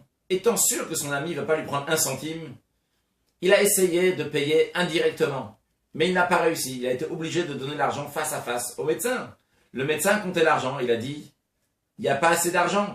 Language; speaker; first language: French; native; French